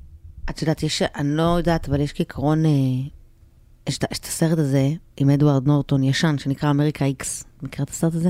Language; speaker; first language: Hebrew; native; Hebrew